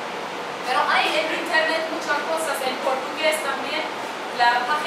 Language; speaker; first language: Spanish; non-native, fluent; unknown